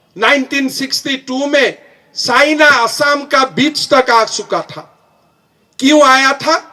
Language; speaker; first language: Hindi; non-native, local second language; Assamese